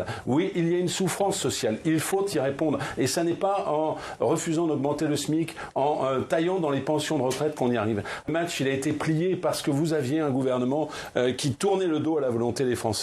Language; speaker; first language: French; native; French